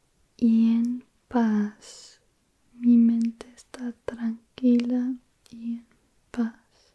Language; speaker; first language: Spanish; early bilingual, heritage; Spanish